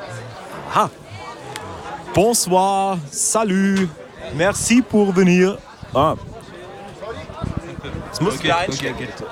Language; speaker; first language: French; non-native, learner; German